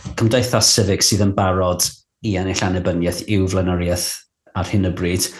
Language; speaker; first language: Welsh; non-native, local second language; English